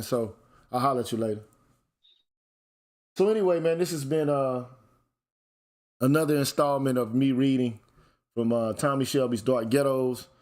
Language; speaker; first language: English; native; English